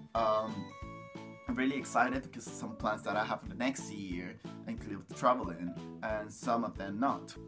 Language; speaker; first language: English; non-native, fluent; Spanish